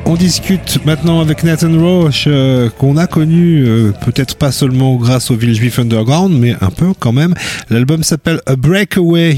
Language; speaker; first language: French; native; French